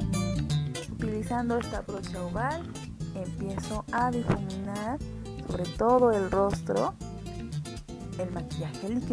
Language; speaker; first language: Spanish; native; Spanish